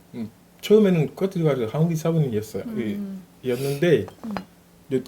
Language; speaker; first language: Korean; non-native, fluent; French